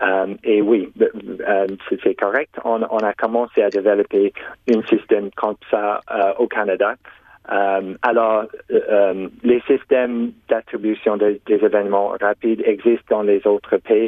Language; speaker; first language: French; non-native, local second language; English